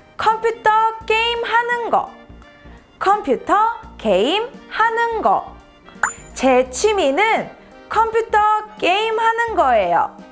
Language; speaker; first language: Korean; native; Korean